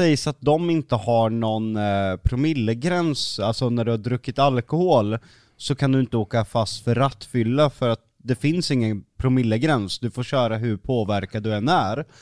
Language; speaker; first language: Swedish; native; Swedish